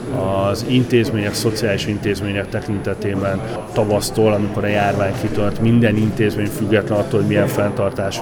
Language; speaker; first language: Hungarian; native; Hungarian